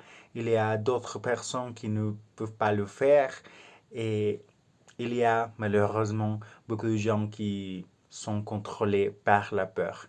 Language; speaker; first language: French; non-native, learner; Spanish